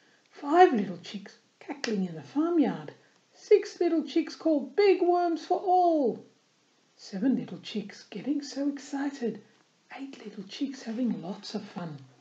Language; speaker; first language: English; non-native, fluent; French